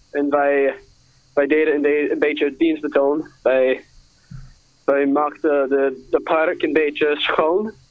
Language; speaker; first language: Dutch; non-native, learner; English